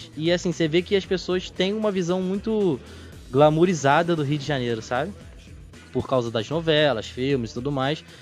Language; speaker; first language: Portuguese; native; Portuguese